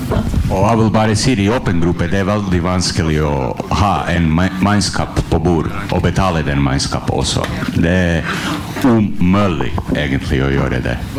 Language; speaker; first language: Norwegian; non-native, learner; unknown